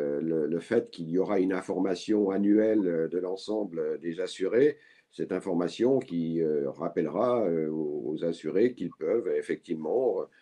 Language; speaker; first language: French; native; French